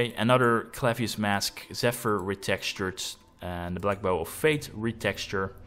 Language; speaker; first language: English; non-native, fluent; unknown